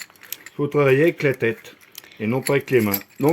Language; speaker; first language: French; native; French